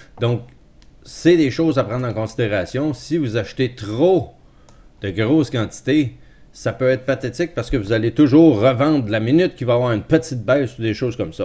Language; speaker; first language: French; native; French